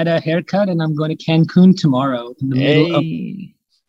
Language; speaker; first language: English; non-native, local second language; Hindi